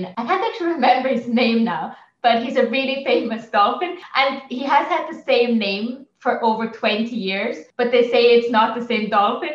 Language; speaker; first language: English; non-native, fluent; German